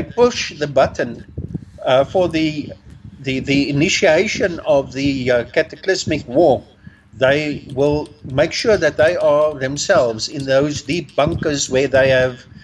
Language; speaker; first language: English; non-native, local second language; Afrikaans